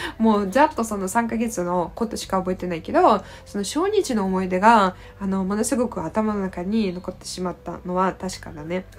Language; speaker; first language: Japanese; non-native, fluent; Russian